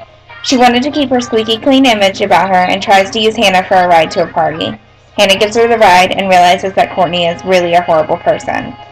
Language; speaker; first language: English; native; English